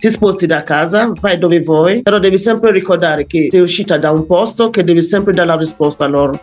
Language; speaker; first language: Italian; non-native, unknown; English